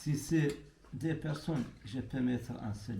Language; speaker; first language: French; non-native, local second language; Arabic